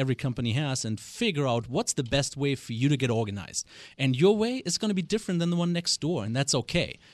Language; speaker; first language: English; non-native, fluent; German